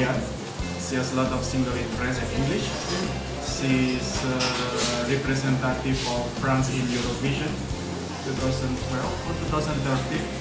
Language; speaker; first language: English; non-native, learner; Indonesian